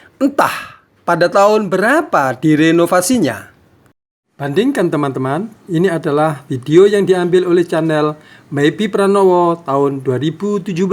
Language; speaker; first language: Indonesian; native; Indonesian